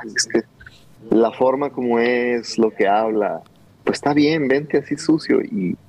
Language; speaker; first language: Spanish; native; Spanish